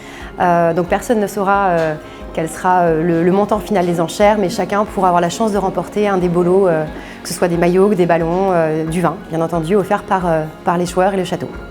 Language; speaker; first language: French; native; French